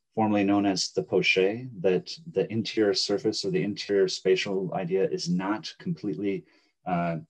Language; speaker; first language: English; native; English